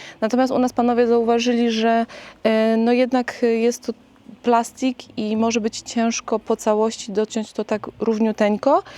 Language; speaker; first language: Polish; native; Polish